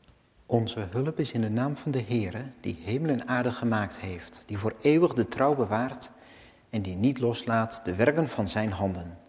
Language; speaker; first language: Dutch; native; Dutch